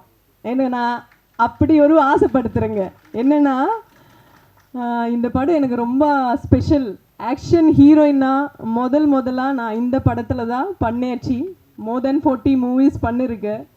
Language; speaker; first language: Tamil; non-native, fluent; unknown